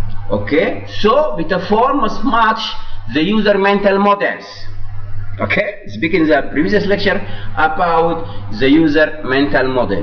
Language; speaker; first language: English; non-native, fluent; Arabic